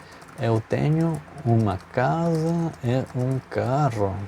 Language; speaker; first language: Portuguese; non-native, learner; English